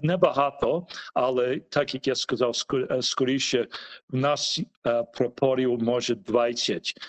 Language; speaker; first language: Ukrainian; early bilingual, heritage; Ukrainian